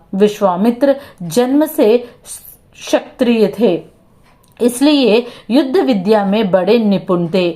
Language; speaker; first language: Hindi; non-native, local second language; Telugu